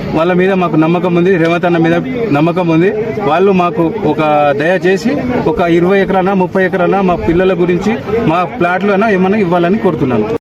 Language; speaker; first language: Telugu; non-native, local second language; Lambadi